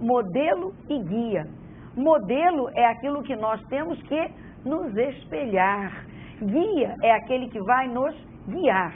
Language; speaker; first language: Portuguese; native; Portuguese